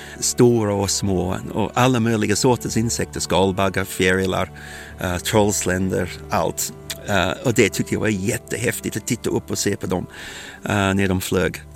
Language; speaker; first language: Swedish; non-native, fluent; English